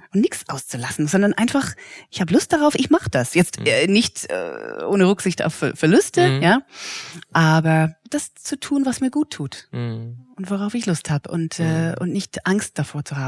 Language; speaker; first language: German; non-native, fluent; English